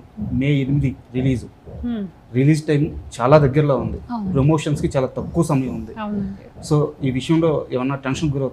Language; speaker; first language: Telugu; native; Telugu